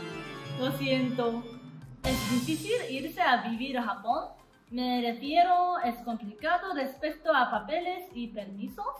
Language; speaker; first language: Spanish; non-native, learner; Japanese